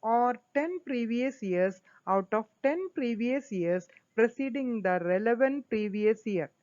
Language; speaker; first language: English; non-native, local second language; Malayalam